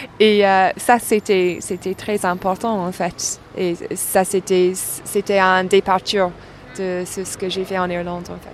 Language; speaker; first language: French; non-native, fluent; English